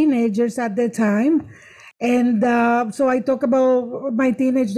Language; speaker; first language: English; non-native, fluent; Spanish